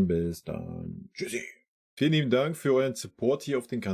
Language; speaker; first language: German; native; German